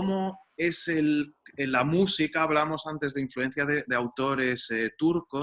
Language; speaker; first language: Spanish; native; Spanish